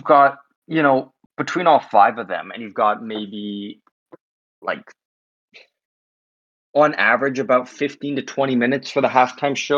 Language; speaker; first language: English; native; English